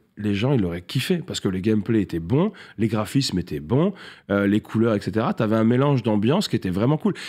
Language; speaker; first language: French; native; French